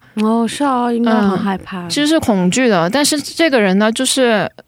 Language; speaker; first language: Chinese; native; Chinese